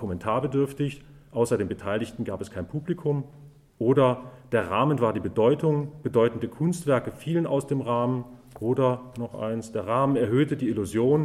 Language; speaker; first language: German; native; German